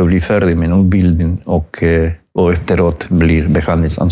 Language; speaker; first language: Swedish; non-native, fluent; Spanish